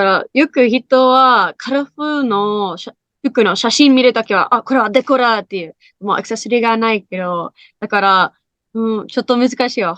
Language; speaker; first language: Japanese; non-native, learner; English